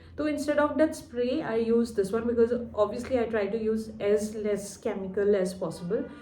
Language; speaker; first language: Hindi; non-native, local second language; Assamese